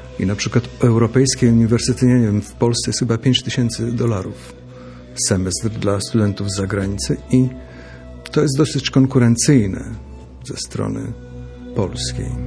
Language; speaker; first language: Polish; native; Polish